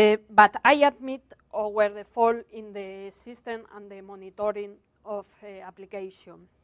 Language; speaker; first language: English; non-native, learner; Spanish